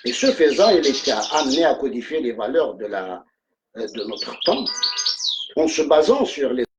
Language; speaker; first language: French; non-native, local second language; Arabic